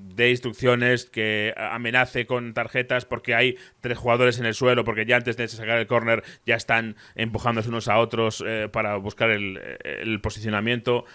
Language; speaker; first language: Spanish; native; Spanish